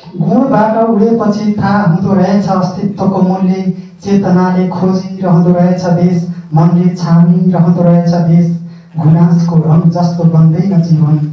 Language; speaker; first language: Nepali; native; Nepali